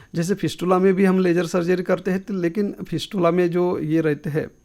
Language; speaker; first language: Hindi; non-native, local second language; Marathi